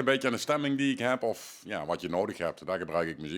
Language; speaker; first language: Dutch; native; Dutch